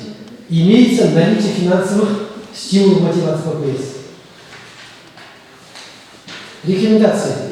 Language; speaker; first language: Russian; non-native, local second language; Kazakh